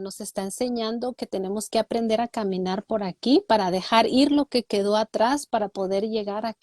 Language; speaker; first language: Spanish; native; Spanish